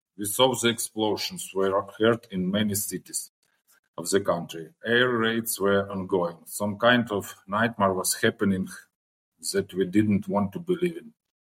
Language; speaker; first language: English; non-native, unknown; Ukrainian